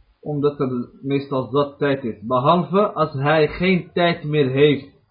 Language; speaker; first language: Dutch; early bilingual, other home language; Arabic